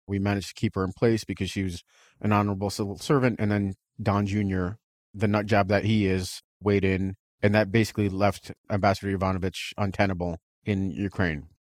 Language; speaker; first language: English; early bilingual, other home language; Russian